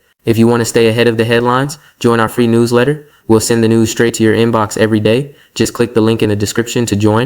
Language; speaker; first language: English; native; English